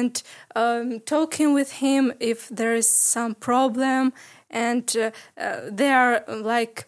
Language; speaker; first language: English; non-native, learner; Ingush